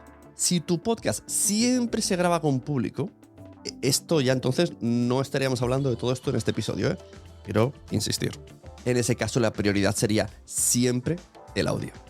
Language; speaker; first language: Spanish; native; Spanish